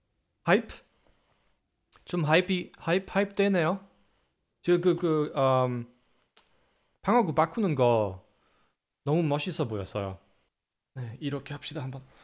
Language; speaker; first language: Korean; non-native, fluent; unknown